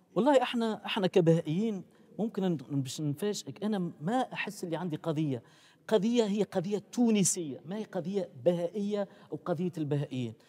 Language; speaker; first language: Arabic; native; Arabic